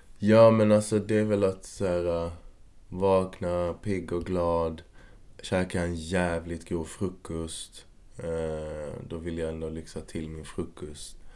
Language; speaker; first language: Swedish; early bilingual, other home language; Arabic